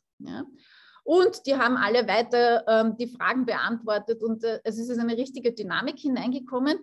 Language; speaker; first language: German; native; German